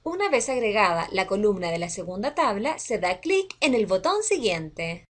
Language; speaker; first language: Spanish; native; Spanish